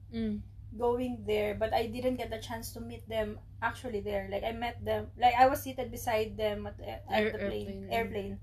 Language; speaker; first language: English; non-native, local second language; Filipino